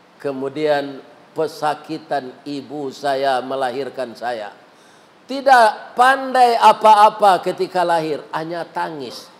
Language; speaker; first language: Malay; non-native, local second language; Minangkabau